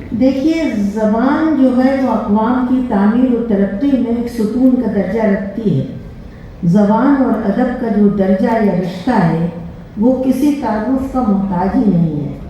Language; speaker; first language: Urdu; native; Urdu